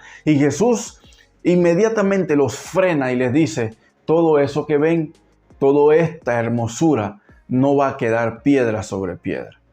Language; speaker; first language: Spanish; native; Spanish